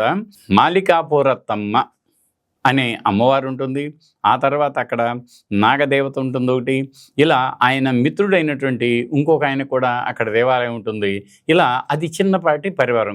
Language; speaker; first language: Telugu; native; Telugu